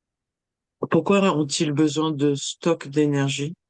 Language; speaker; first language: French; native; French